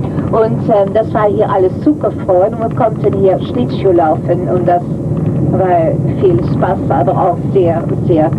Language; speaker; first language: German; non-native, fluent; Dutch